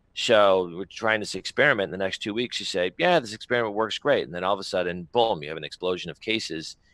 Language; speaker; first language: English; native; English